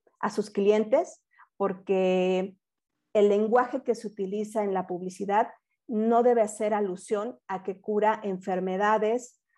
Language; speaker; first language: Spanish; native; Spanish